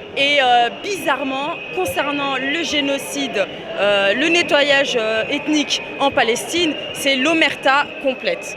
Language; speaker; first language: French; native; French